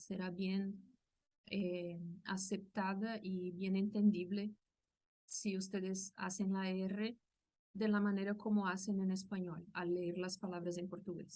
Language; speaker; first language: Spanish; non-native, fluent; Portuguese